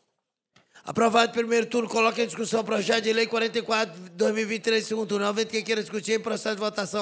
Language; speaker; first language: Portuguese; native; Portuguese